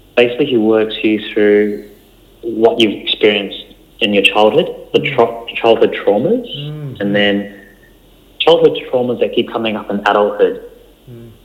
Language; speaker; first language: English; early bilingual, other home language; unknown